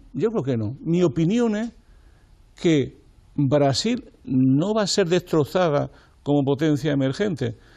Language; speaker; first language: Spanish; native; Spanish